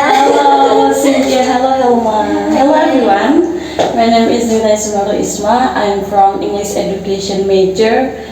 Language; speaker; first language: English; non-native, learner; Indonesian